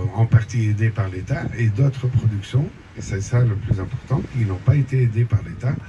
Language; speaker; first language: French; non-native, local second language; Arabic